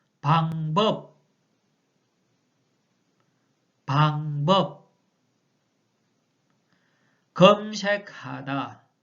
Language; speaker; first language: Korean; non-native, fluent; Chinese